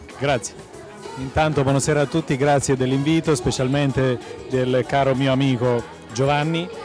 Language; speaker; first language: Italian; non-native, fluent; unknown